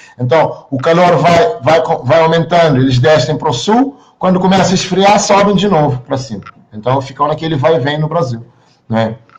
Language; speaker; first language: Portuguese; non-native, local second language; Kabuverdianu